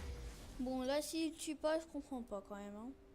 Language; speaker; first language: French; native; French